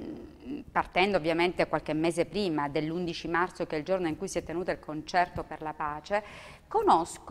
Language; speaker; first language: Italian; native; Italian